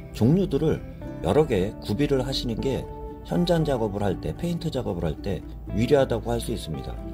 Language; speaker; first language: Korean; native; Korean